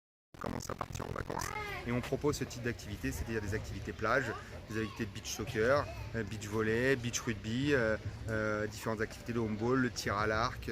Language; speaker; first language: French; native; French